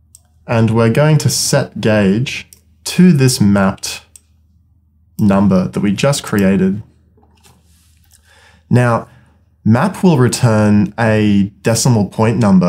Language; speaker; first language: English; native; English